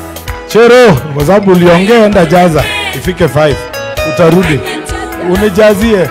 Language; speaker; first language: Swahili; non-native, local second language; Kalenjin